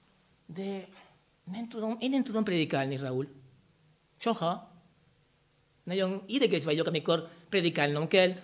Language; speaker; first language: Hungarian; non-native, fluent; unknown